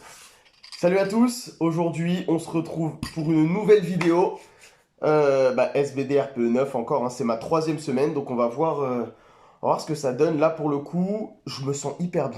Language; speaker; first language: French; native; French